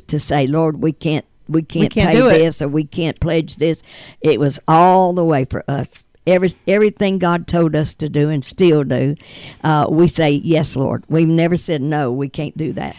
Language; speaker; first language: English; native; English